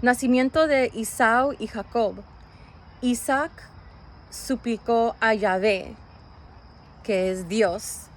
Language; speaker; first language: Spanish; early bilingual, other home language; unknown